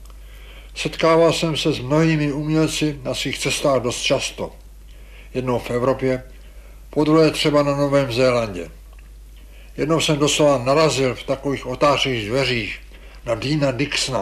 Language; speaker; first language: Czech; native; Czech